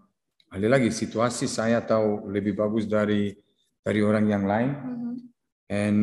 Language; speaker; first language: Indonesian; non-native, fluent; Serbian